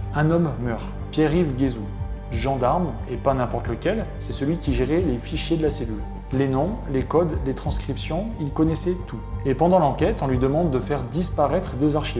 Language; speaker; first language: French; native; French